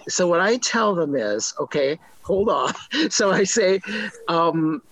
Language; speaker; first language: English; native; English